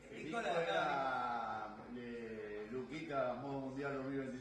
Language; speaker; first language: Spanish; native; Spanish